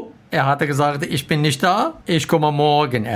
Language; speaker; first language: German; non-native, learner; Arabic